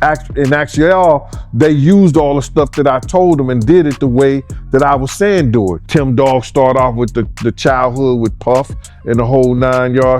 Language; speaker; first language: English; native; English